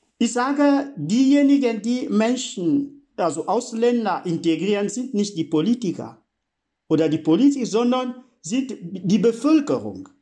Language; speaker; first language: German; non-native, fluent; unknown